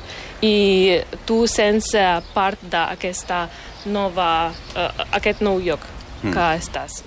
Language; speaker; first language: Catalan; non-native, fluent; Ukrainian